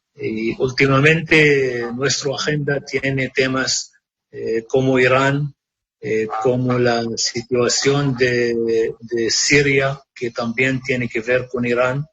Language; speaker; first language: Spanish; non-native, fluent; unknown